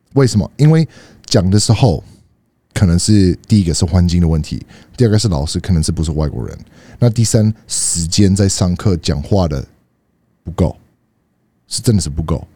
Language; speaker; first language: Chinese; non-native, fluent; English